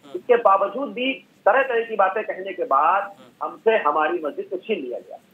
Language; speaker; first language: Hindi; native; Hindi